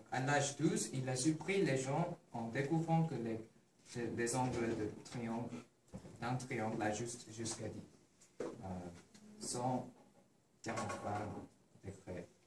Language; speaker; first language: French; non-native, learner; Korean